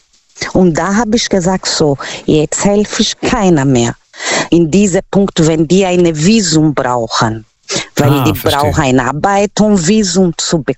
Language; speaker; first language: German; non-native, local second language; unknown